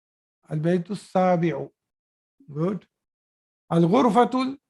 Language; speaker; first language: Arabic; non-native, fluent; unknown